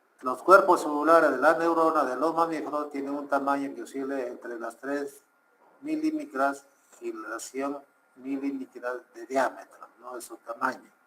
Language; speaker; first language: Spanish; native; Spanish